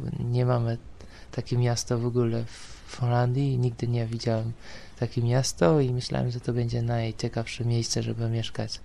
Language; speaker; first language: Polish; non-native, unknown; Dutch